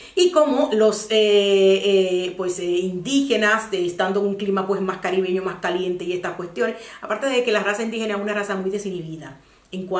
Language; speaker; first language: Spanish; native; Spanish